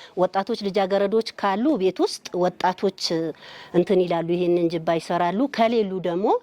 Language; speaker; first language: Amharic; non-native, local second language; Sebat Bet Gurage